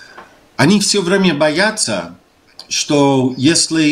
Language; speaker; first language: Russian; non-native, fluent; English